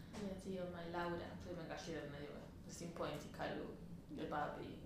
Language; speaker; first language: Welsh; non-native, learner; Spanish